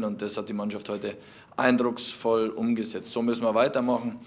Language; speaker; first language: German; native; German